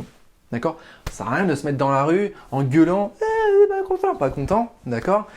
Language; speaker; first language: French; native; French